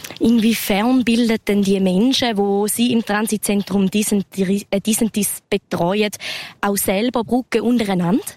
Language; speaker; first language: German; native; German